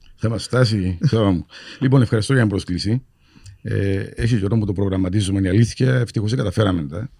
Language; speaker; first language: Greek; native; Greek